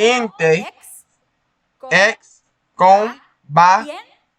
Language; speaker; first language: Spanish; non-native, learner; English